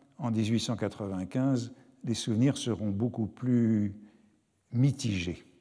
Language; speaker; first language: French; native; French